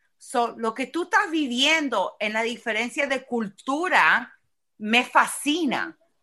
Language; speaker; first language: Spanish; early bilingual, heritage; Spanish